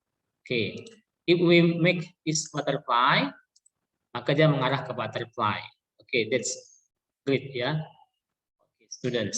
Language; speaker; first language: English; non-native, learner; Indonesian